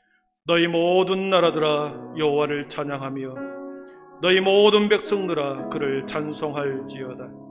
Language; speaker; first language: Korean; native; Korean